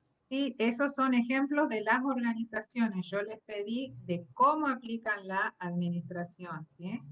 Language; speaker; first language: Spanish; native; Spanish